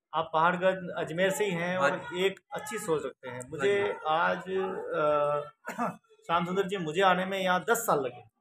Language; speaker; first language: Hindi; native; Hindi